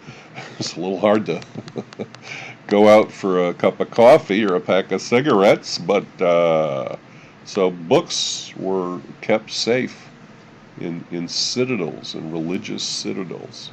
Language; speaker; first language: English; native; English